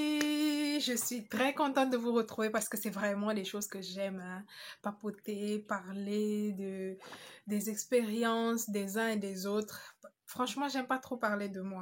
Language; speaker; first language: French; non-native, local second language; Fula